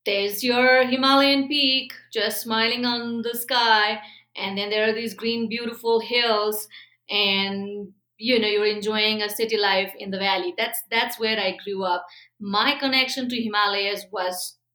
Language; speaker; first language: English; non-native, local second language; Nepali